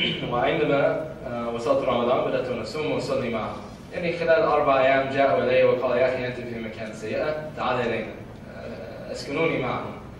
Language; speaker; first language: Arabic; non-native, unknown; English